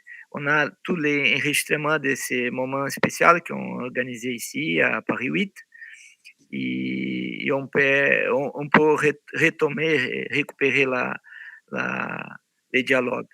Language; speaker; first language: French; non-native, fluent; Portuguese